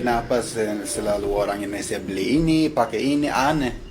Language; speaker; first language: Indonesian; non-native, fluent; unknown